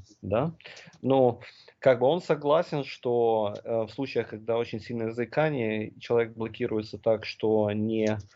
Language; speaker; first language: Russian; native; Russian